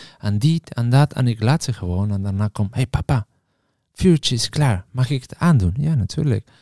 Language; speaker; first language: Dutch; non-native, fluent; Spanish